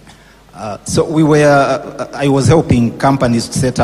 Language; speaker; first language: English; non-native, local second language; Nyankole